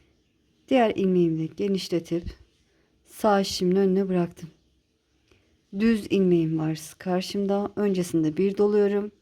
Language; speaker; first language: Turkish; native; Turkish